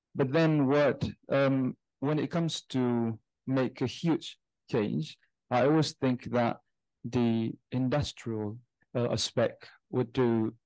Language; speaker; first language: English; non-native, fluent; Indonesian